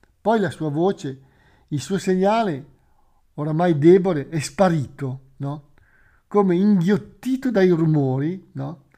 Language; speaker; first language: Italian; native; Italian